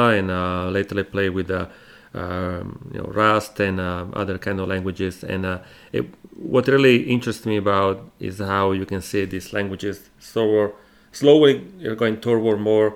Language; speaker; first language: English; non-native, fluent; Italian